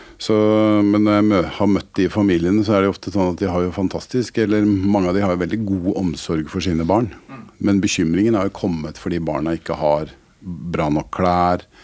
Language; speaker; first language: Norwegian; native; Norwegian